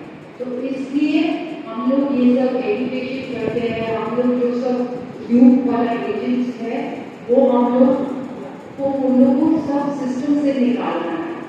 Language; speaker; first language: Hindi; non-native, local second language; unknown